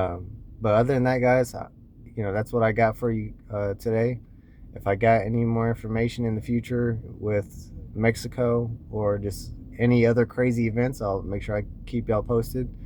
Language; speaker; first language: English; native; English